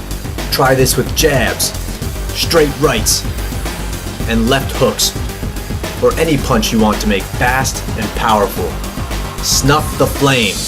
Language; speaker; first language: English; native; English